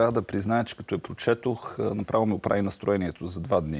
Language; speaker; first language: Bulgarian; native; Bulgarian